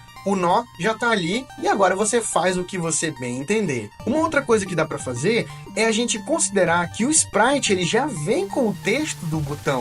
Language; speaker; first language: Portuguese; native; Portuguese